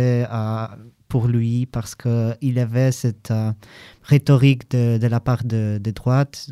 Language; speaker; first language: French; non-native, learner; Polish